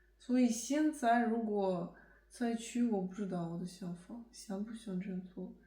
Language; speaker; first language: Chinese; non-native, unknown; Russian